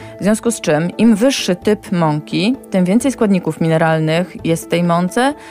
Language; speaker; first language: Polish; native; Polish